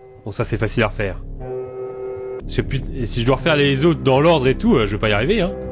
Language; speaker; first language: French; native; French